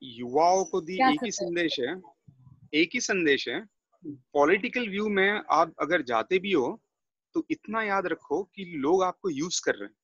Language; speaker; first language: Hindi; native; Hindi